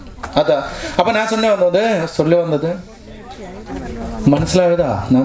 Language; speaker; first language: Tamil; non-native, local second language; Malayalam